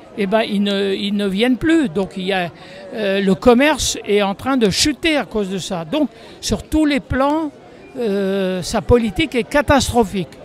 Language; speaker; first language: French; native; French